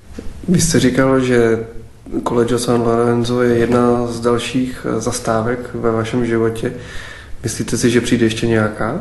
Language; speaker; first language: Czech; native; Czech